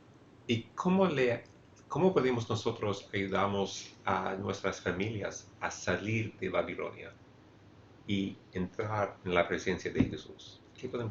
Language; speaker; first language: Spanish; non-native, fluent; English